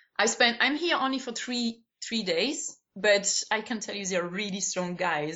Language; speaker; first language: English; non-native, fluent; Spanish